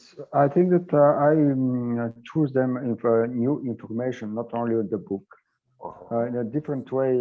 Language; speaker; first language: English; non-native, learner; Bulgarian